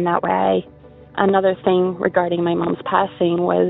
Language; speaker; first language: English; native; English